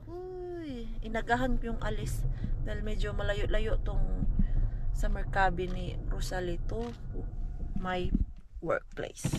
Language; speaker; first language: Filipino; native; Filipino